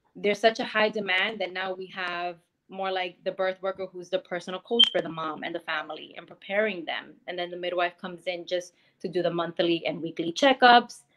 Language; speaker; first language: English; native; English